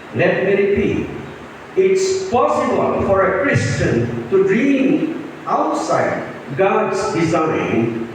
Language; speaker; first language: English; non-native, local second language; Filipino